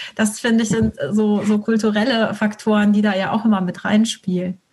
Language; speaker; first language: German; native; German